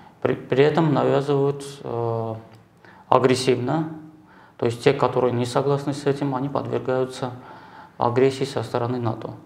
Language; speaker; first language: Russian; non-native, local second language; Armenian